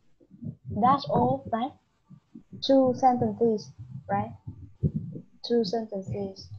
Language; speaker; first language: English; non-native, learner; Vietnamese